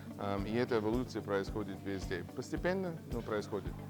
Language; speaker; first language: Russian; non-native, fluent; English